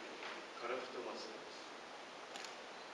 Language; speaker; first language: Japanese; non-native, fluent; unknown